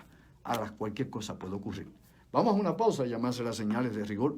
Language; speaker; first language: Spanish; native; Spanish